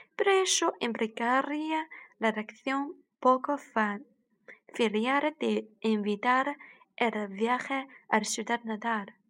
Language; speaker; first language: Spanish; non-native, learner; Chinese